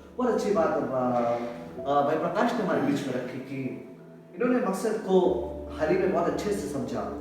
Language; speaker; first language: Hindi; native; Hindi